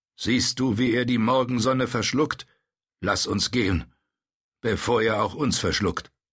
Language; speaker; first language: German; native; German